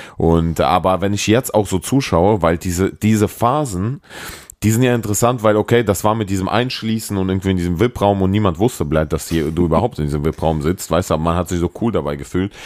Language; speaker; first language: German; early bilingual, other home language; Russian